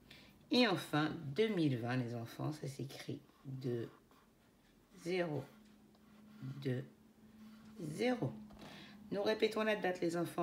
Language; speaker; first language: French; native; French